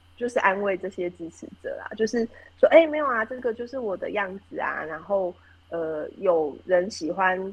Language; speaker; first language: Chinese; native; Chinese